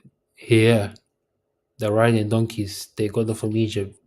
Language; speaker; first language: English; early bilingual, heritage; Arabic